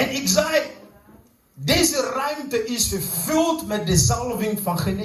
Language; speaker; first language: Dutch; non-native, fluent; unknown